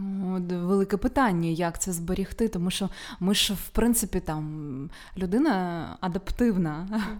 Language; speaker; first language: Ukrainian; native; Ukrainian